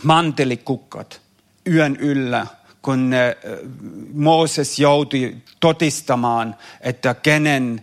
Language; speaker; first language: Finnish; non-native, fluent; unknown